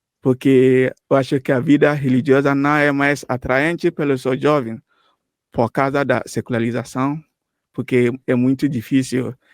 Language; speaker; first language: Portuguese; non-native, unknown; Akan